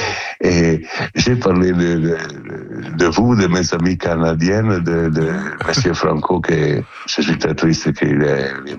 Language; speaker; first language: French; non-native, learner; Italian